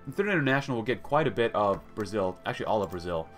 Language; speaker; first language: English; native; English